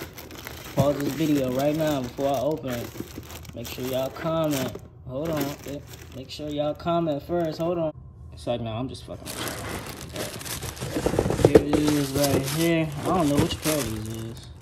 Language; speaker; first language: English; native; English